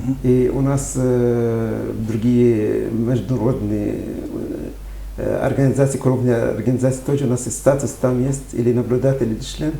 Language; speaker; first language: Russian; non-native, fluent; Arabic